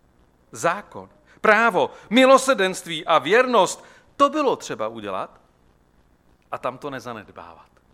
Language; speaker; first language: Czech; native; Czech